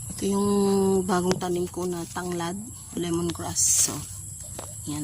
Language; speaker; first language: Filipino; native; Filipino